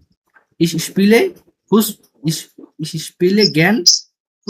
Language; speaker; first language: German; non-native, learner; Bangla